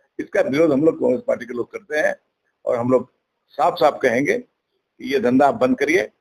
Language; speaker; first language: Hindi; native; Hindi